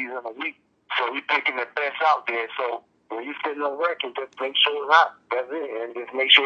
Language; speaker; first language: English; native; English